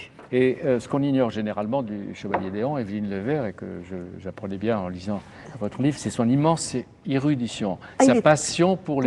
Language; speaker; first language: French; native; French